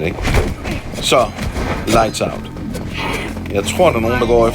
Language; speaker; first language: Danish; native; Danish